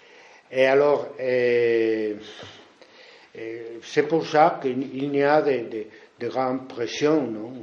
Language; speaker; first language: French; non-native, fluent; Spanish